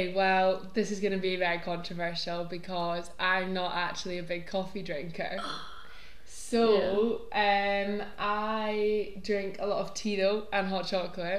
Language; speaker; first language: English; native; English